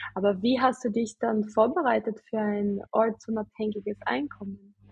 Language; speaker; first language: German; non-native, fluent; Portuguese